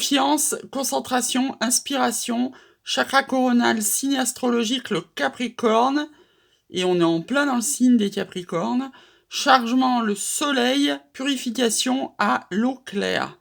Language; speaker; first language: French; native; French